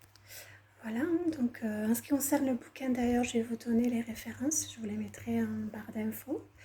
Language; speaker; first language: French; native; French